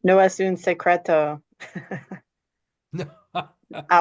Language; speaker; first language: Spanish; non-native, fluent; English